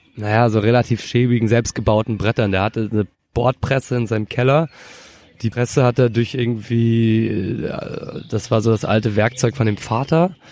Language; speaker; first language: German; native; German